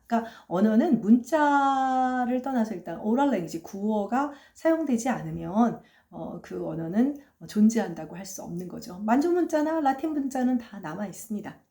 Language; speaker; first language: Korean; native; Korean